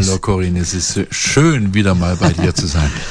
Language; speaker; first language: German; native; German